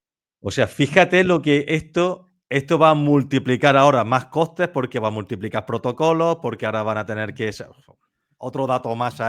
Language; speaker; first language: Spanish; native; Spanish